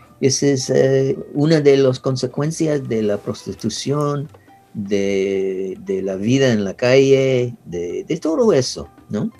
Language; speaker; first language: Spanish; non-native, learner; English